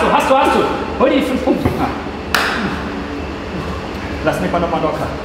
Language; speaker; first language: German; native; German